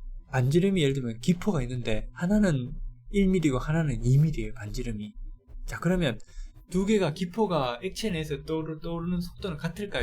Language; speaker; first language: Korean; native; Korean